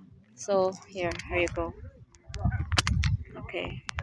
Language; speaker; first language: English; non-native, learner; Filipino